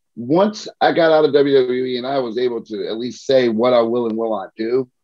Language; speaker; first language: English; native; English